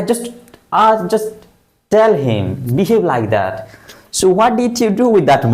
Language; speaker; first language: English; non-native, fluent; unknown